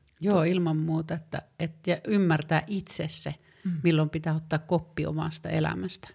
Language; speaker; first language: Finnish; native; Finnish